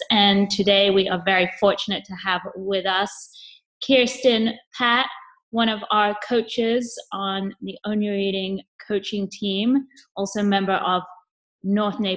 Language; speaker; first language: English; native; English